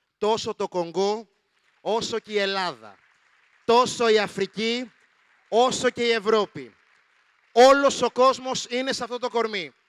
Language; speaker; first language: Greek; early bilingual, other home language; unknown